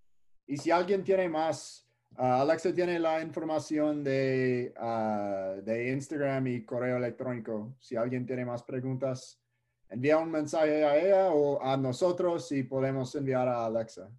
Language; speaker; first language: Spanish; early bilingual, heritage; English